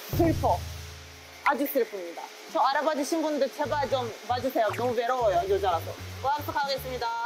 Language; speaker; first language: Korean; non-native, fluent; Turkish